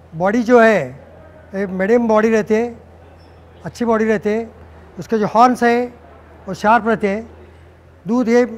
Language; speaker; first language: Hindi; non-native, local second language; Marathi